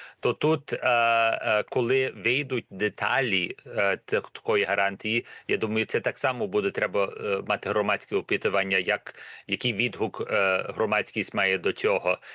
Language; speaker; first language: Ukrainian; early bilingual, heritage; Ukrainian